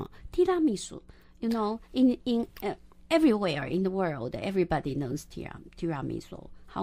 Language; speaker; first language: English; non-native, local second language; Chinese